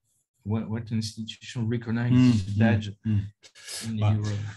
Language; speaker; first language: English; non-native, learner; French